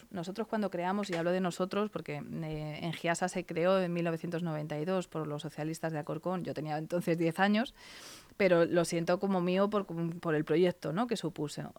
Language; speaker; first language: Spanish; native; Spanish